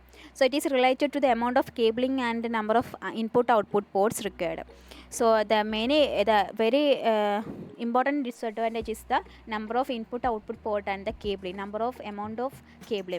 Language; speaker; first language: English; non-native, local second language; Malayalam